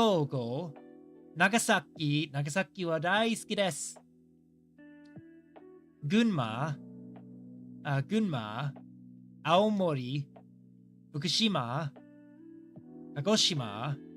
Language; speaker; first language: Japanese; non-native, learner; English